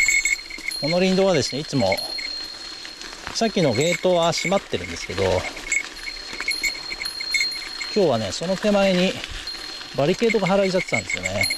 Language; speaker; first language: Japanese; native; Japanese